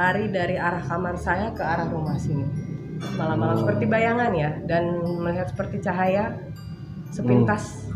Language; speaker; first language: Indonesian; native; Indonesian